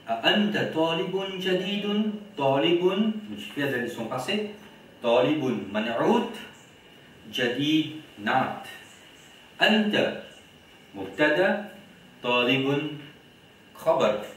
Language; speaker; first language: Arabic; non-native, fluent; Morisyen